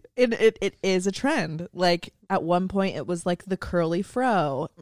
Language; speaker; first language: English; native; English